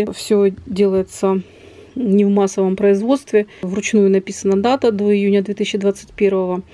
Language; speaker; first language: Russian; native; Russian